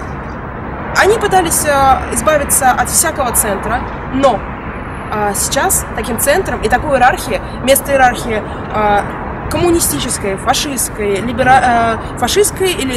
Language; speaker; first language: Russian; native; Russian